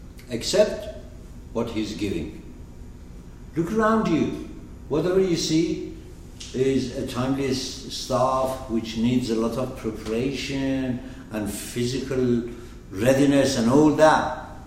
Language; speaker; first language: English; non-native, fluent; Persian